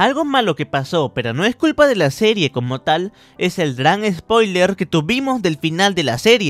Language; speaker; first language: Spanish; native; Spanish